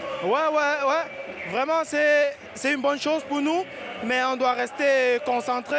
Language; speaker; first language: French; non-native, fluent; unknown